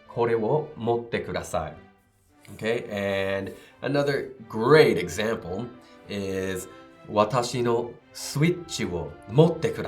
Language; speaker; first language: Japanese; non-native, fluent; English